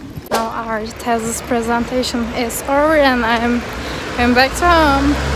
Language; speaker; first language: English; non-native, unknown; Turkish